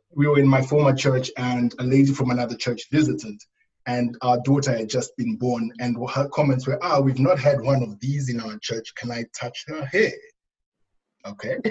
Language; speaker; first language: English; non-native, local second language; Shona